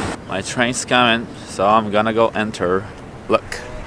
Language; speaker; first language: English; non-native, learner; Portuguese